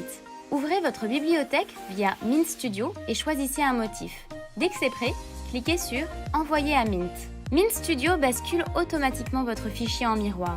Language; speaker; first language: French; native; French